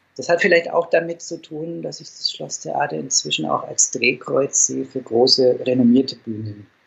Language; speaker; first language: German; native; German